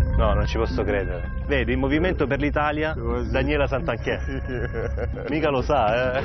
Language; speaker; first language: Italian; native; Italian